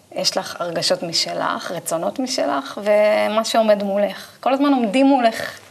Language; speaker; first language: Hebrew; native; Hebrew